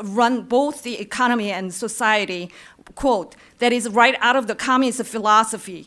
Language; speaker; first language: English; non-native, fluent; Korean